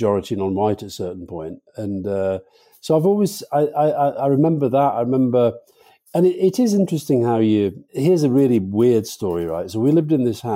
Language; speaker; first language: English; native; English